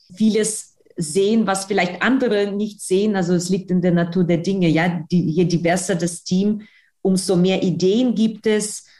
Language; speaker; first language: German; non-native, fluent; Russian